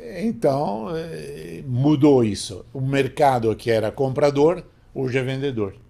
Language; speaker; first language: Portuguese; non-native, fluent; Italian